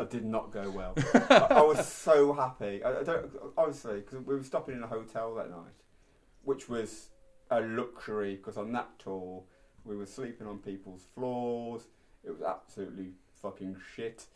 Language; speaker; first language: English; native; English